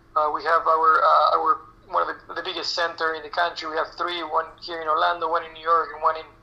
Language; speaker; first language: English; non-native, fluent; Spanish